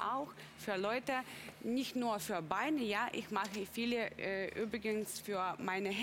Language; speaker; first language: German; non-native, learner; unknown